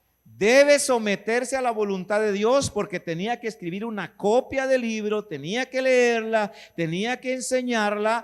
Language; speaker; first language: Spanish; native; Spanish